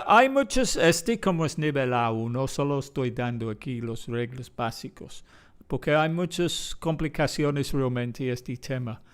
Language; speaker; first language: Spanish; non-native, fluent; English